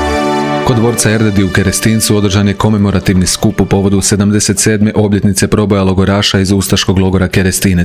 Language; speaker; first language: Croatian; native; Croatian